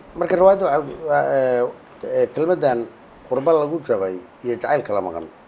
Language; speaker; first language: Somali; native; Somali